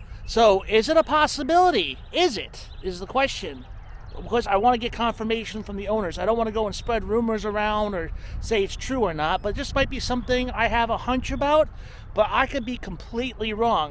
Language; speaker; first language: English; native; English